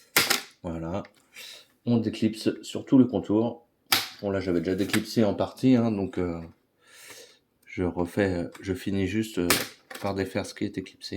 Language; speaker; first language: French; native; French